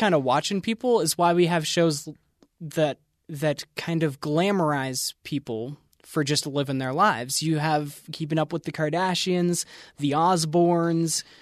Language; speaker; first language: English; native; English